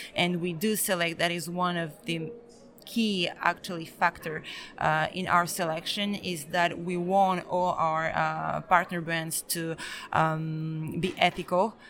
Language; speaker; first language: English; early bilingual, other home language; Serbian